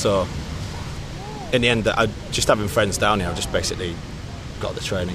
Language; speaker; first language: English; native; English